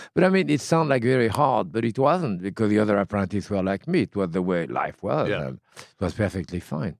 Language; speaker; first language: English; non-native, fluent; French